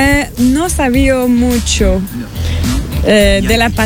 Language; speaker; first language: Spanish; non-native, learner; French